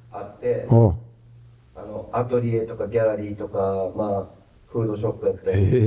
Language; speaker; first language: Japanese; native; Japanese